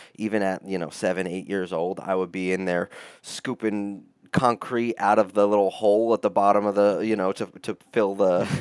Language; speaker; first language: English; native; English